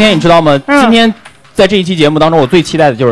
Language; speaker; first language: Chinese; native; Chinese